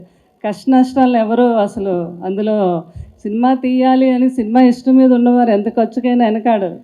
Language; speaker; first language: Telugu; native; Telugu